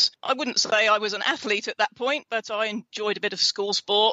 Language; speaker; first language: English; native; English